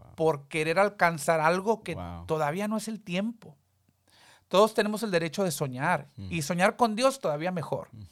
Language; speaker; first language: Spanish; early bilingual, heritage; Spanish